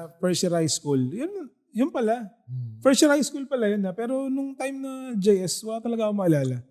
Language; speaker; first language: Filipino; native; Filipino